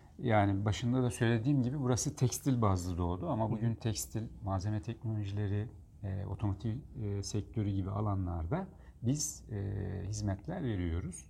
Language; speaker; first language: Turkish; native; Turkish